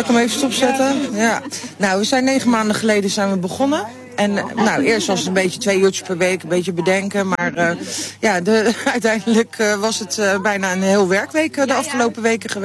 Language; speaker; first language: Dutch; native; Dutch